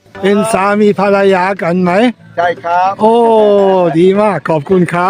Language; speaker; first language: Thai; native; Thai